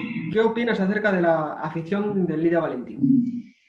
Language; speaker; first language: Spanish; native; Spanish